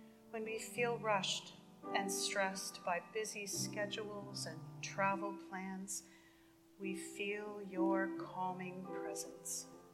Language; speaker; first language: English; native; English